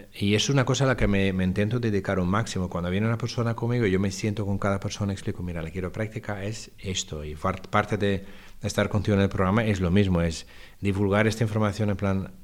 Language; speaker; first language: Spanish; non-native, fluent; Dutch